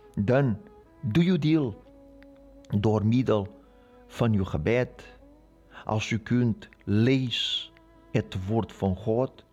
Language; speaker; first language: Dutch; non-native, learner; Portuguese